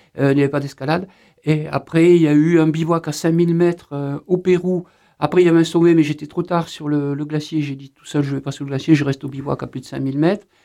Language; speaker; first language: French; native; French